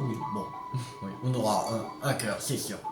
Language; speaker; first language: French; native; French